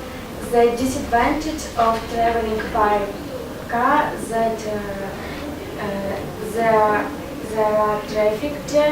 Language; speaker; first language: English; non-native, learner; Russian